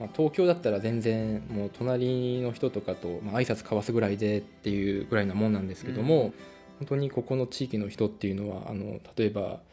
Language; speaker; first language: Japanese; native; Japanese